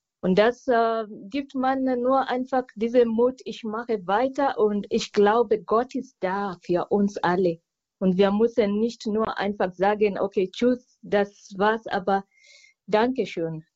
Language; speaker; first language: German; non-native, fluent; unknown